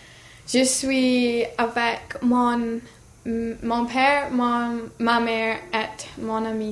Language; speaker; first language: French; non-native, learner; English